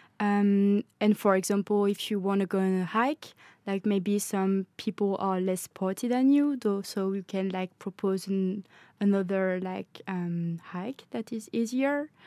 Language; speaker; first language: English; non-native, fluent; French